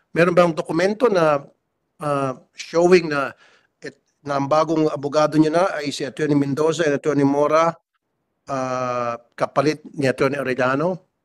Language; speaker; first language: Filipino; native; Filipino